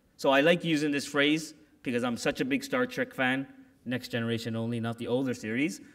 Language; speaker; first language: English; native; English